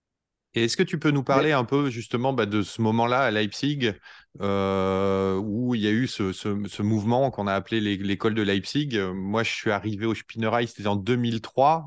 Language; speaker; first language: French; native; French